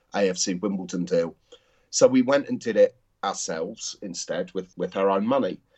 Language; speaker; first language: English; native; English